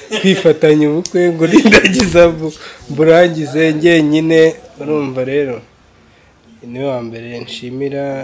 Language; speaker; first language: Kinyarwanda; native; Kinyarwanda